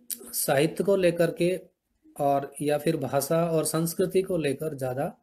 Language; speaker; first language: Hindi; native; Hindi